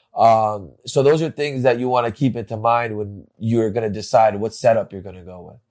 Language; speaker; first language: English; native; English